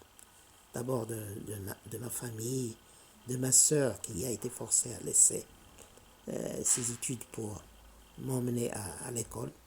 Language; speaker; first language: French; non-native, local second language; Arabic